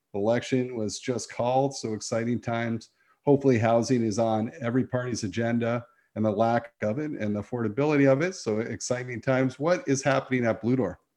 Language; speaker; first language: English; native; English